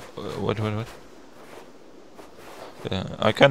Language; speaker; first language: English; non-native, fluent; German